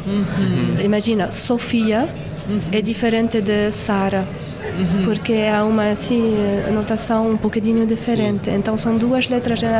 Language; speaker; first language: Portuguese; non-native, fluent; Arabic